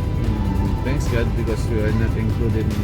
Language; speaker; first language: English; non-native, local second language; Filipino